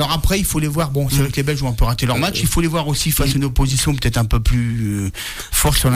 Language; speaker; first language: French; native; French